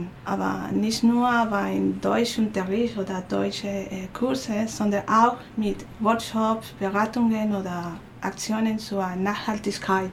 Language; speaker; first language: German; non-native, fluent; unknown